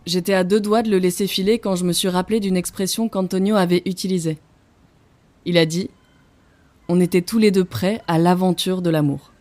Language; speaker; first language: French; native; French